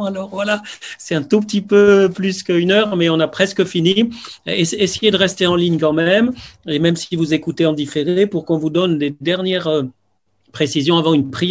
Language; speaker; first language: French; native; French